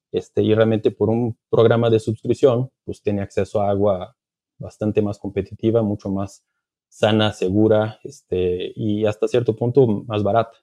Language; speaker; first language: Spanish; non-native, fluent; Portuguese